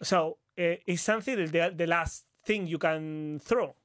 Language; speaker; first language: English; non-native, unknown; Spanish